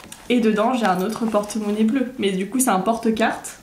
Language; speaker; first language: French; native; French